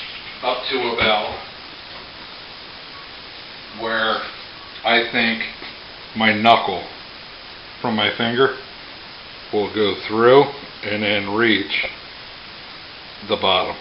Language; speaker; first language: English; native; English